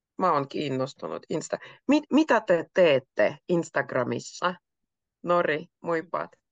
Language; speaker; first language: Finnish; native; Finnish